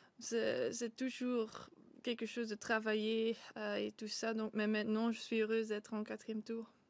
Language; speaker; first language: French; non-native, local second language; Dutch